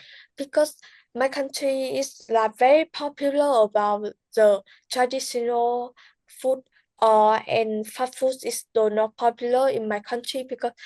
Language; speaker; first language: English; non-native, learner; Vietnamese